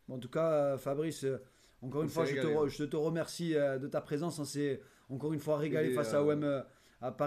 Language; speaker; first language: French; native; French